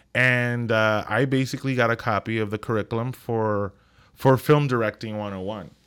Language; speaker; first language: English; non-native, fluent; Spanish